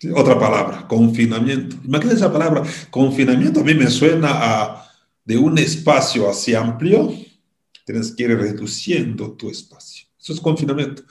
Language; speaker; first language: Spanish; non-native, fluent; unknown